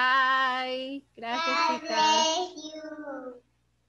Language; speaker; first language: Spanish; native; Spanish